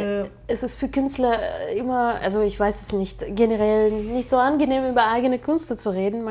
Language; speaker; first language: German; non-native, fluent; Russian